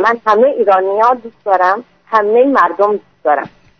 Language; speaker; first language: Persian; non-native, fluent; French